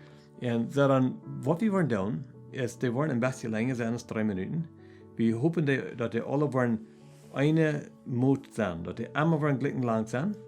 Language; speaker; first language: German; non-native, learner; Plautdietsch